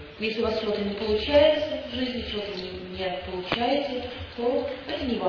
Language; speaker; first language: Russian; native; Russian